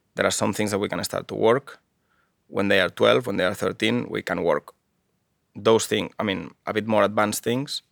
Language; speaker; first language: English; non-native, fluent; Spanish